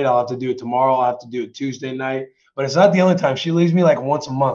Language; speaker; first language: English; native; English